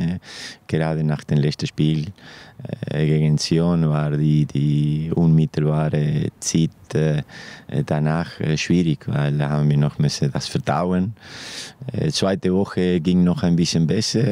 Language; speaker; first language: German; non-native, fluent; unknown